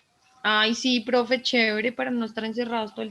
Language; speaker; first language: Spanish; native; Spanish